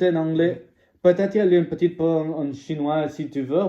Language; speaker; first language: French; non-native, learner; English